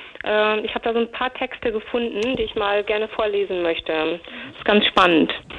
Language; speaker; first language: German; native; German